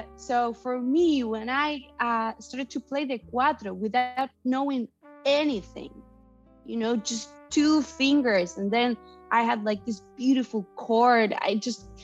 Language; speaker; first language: English; non-native, learner; Spanish